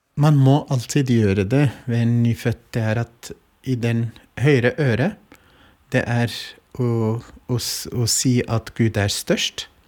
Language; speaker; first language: Norwegian; non-native, fluent; Arabic